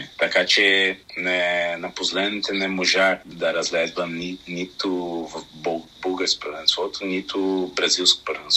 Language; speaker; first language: Bulgarian; non-native, learner; Portuguese